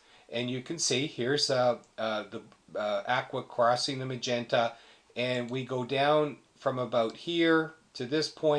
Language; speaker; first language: English; native; English